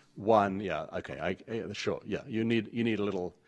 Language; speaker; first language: English; native; English